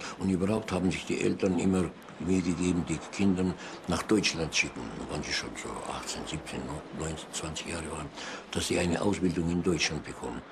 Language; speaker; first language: German; early bilingual, heritage; German